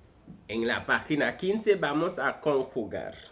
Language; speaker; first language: Spanish; non-native, fluent; Haitian Creole